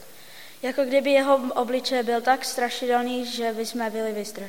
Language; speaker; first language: Czech; non-native, fluent; English